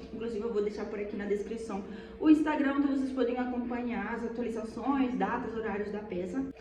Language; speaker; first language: Portuguese; non-native, fluent; Spanish